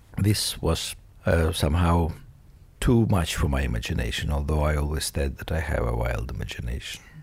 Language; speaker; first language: English; non-native, fluent; Russian